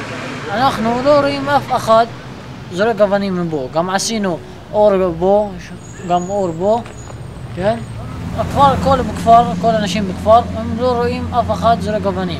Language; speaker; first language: Hebrew; non-native, local second language; Arabic